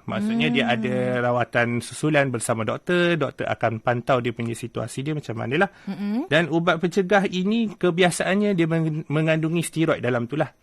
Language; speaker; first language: Malay; native; Malay